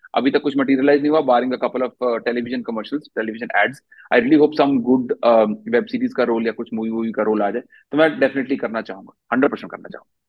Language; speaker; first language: Hindi; native; Hindi